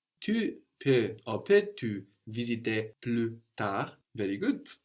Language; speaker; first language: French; non-native, fluent; English